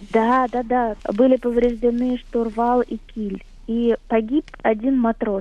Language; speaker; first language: Russian; native; Russian